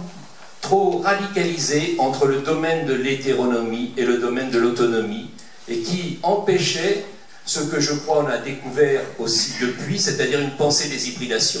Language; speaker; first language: French; native; French